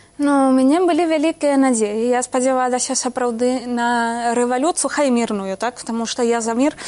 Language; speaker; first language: Belarusian; non-native, fluent; Spanish